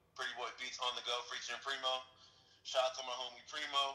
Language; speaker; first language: English; native; English